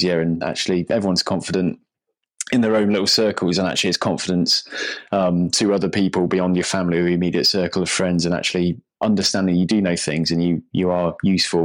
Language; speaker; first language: English; native; English